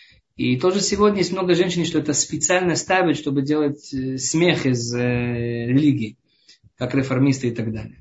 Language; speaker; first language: Russian; early bilingual, heritage; Hebrew